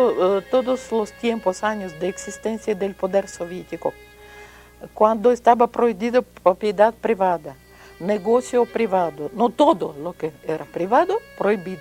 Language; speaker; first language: Spanish; non-native, fluent; Russian